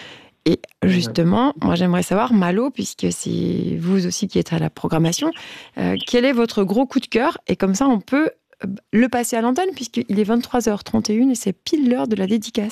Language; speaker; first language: French; native; French